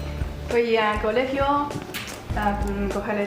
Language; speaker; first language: Spanish; non-native, learner; Chinese